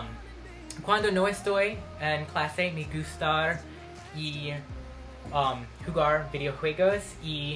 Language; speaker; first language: Spanish; non-native, learner; English